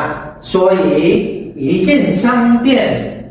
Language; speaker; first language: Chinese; non-native, fluent; Indonesian